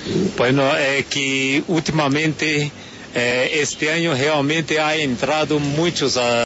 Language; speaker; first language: Spanish; non-native, fluent; Chinese